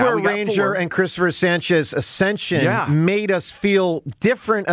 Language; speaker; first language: English; native; English